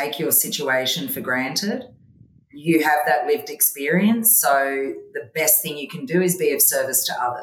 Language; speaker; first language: English; early bilingual, other home language; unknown